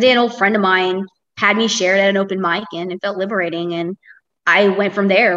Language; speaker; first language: English; native; English